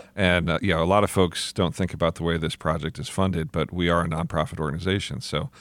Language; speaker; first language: English; native; English